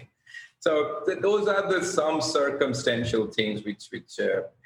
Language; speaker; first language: English; non-native, local second language; Gujarati